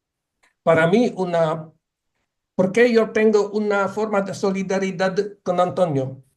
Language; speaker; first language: Spanish; non-native, fluent; Polish